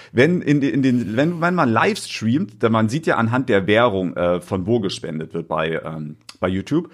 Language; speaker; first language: German; native; German